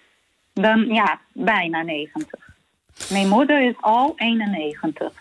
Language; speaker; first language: Dutch; non-native, learner; Portuguese